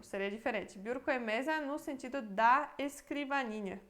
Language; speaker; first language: Portuguese; non-native, fluent; Polish